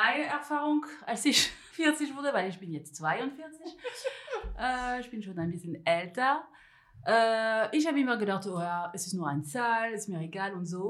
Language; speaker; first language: German; non-native, fluent; French